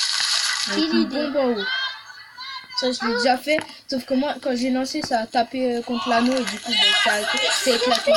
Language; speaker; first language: French; native; French